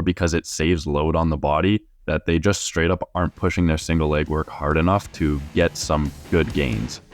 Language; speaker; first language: English; native; English